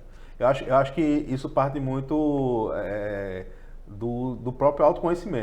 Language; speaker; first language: Portuguese; native; Portuguese